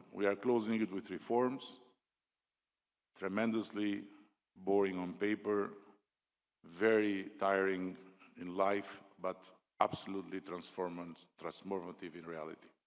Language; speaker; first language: English; non-native, local second language; Albanian